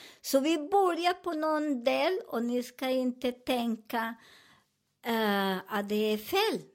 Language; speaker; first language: Swedish; non-native, learner; Spanish